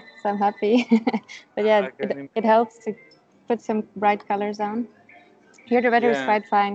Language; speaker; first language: English; non-native, fluent; Dutch